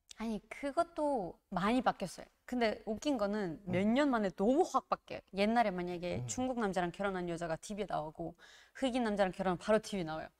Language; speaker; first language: Korean; non-native, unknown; Georgian